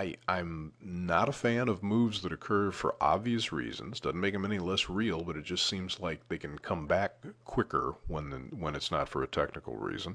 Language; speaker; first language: English; native; English